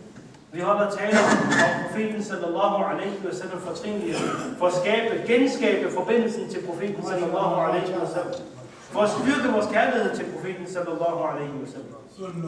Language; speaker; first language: Danish; early bilingual, other home language; Urdu